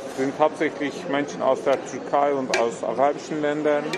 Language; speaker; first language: German; non-native, fluent; Turkish